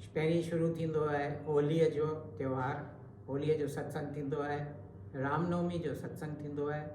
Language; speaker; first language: Sindhi; early bilingual, heritage; Sindhi